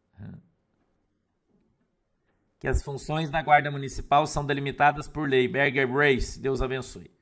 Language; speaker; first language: Portuguese; native; Portuguese